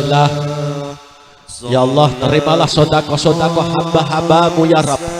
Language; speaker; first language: Indonesian; native; Indonesian